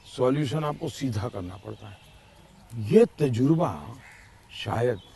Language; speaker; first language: Hindi; non-native, local second language; Gujarati